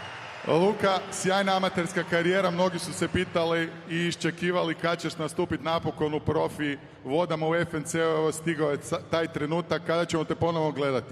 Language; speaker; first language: Croatian; native; Croatian